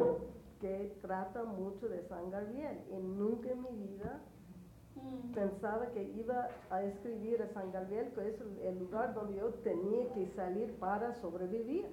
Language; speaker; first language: Spanish; early bilingual, heritage; English